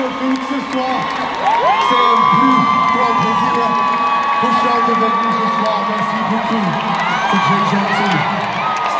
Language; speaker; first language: French; non-native, learner; English